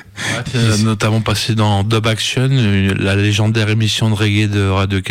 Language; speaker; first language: French; native; French